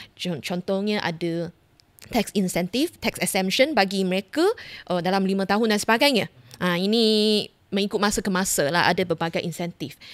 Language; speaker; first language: Malay; non-native, local second language; Chinese